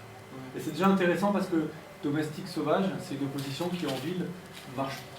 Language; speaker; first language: French; native; French